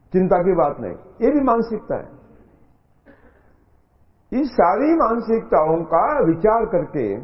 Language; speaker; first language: Hindi; non-native, local second language; Marathi